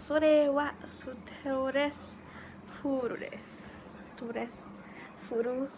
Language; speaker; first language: Japanese; non-native, learner; English